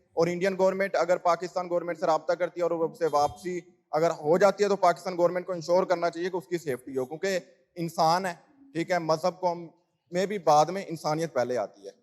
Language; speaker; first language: Urdu; native; Urdu